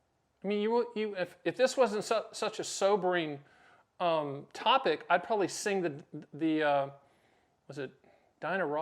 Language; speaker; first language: English; native; English